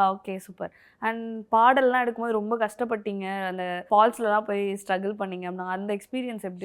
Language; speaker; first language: Tamil; native; Tamil